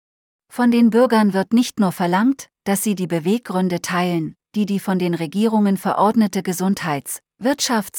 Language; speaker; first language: German; native; German